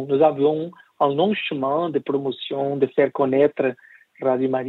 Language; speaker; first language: French; non-native, learner; Portuguese